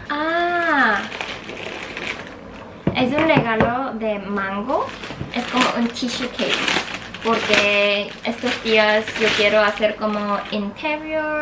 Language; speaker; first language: Spanish; non-native, learner; Korean